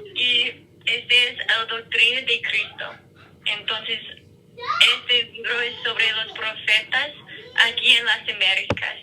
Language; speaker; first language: Spanish; non-native, learner; English